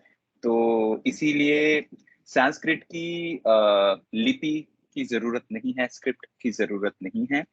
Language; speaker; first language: Hindi; non-native, local second language; Telugu